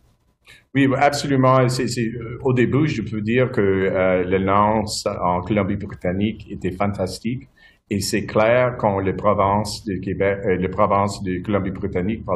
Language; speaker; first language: French; non-native, local second language; English